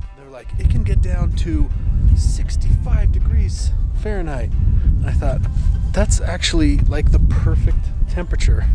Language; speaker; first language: English; native; English